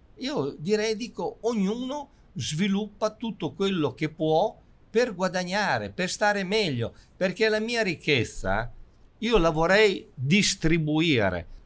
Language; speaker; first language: Italian; native; Italian